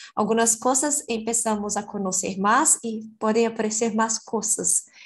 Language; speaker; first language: Spanish; non-native, learner; Portuguese